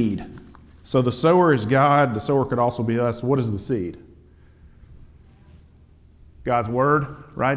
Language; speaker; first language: English; native; English